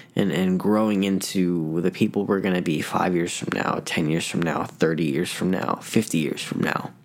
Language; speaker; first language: English; native; English